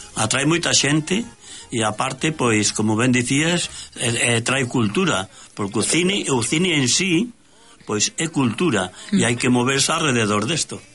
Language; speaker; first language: Galician; native; Galician